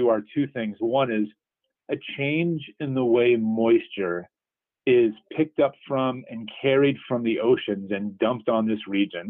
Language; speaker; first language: English; native; English